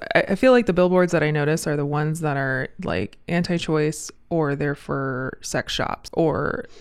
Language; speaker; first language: English; native; English